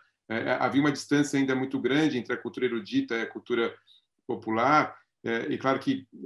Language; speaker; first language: Portuguese; native; Portuguese